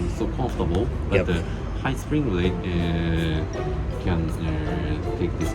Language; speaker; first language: English; non-native, learner; Japanese